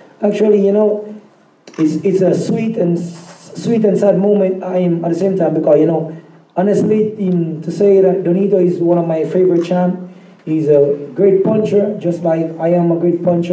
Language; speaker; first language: English; native; English